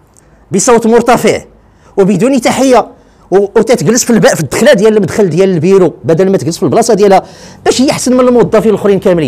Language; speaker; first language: Arabic; native; Arabic